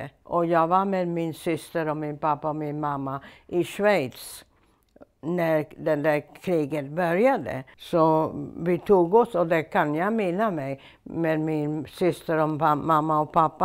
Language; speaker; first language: Swedish; non-native, fluent; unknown